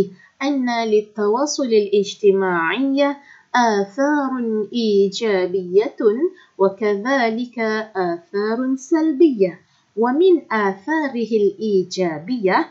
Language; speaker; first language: Arabic; non-native, fluent; Malay